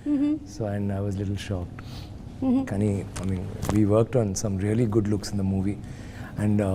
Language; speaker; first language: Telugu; non-native, learner; Tamil